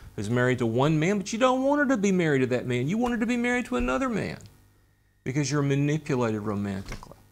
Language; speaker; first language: English; native; English